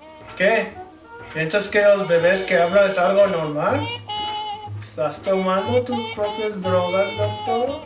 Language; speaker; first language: Spanish; non-native, learner; English